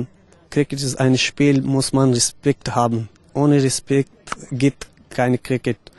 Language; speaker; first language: German; non-native, learner; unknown